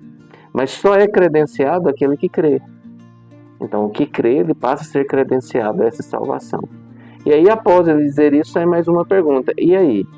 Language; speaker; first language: Portuguese; native; Portuguese